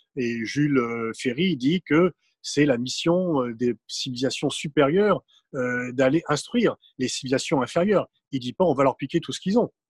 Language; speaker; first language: French; native; French